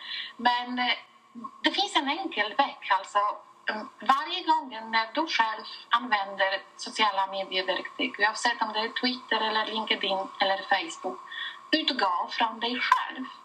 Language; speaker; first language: Swedish; non-native, fluent; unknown